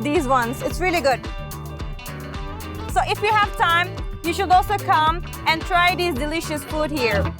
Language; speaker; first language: English; non-native, fluent; Turkish